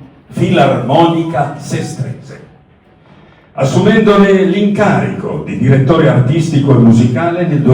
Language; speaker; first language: Italian; native; Italian